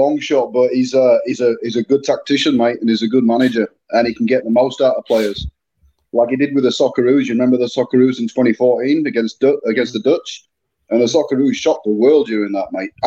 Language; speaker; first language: English; native; English